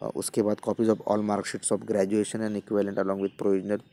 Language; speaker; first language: Hindi; non-native, local second language; Marathi